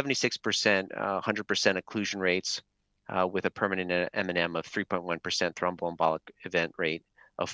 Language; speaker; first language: English; native; English